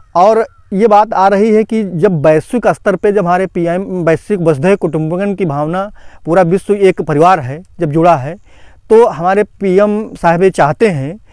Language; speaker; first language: Hindi; native; Hindi